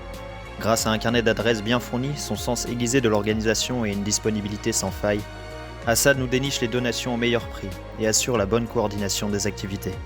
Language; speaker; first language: French; native; French